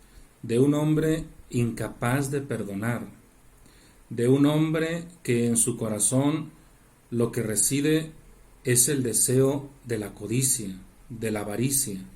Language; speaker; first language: Spanish; native; Spanish